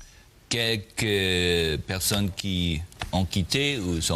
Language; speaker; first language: French; non-native, learner; German